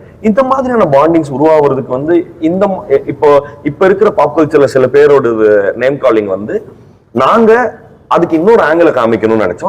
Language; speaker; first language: Tamil; native; Tamil